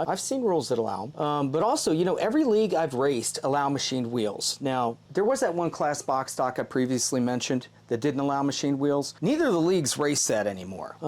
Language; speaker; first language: English; native; English